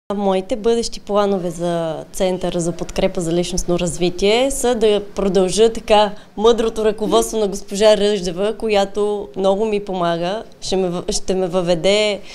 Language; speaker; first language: Bulgarian; native; Bulgarian